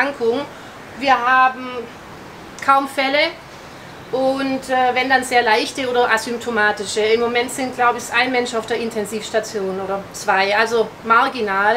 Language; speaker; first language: German; native; German